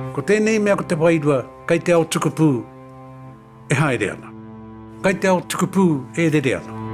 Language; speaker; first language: Māori; native; Māori